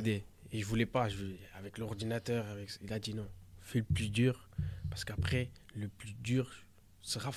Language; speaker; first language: French; early bilingual, other home language; Portuguese